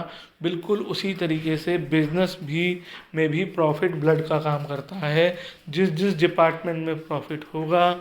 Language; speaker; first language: Hindi; native; Hindi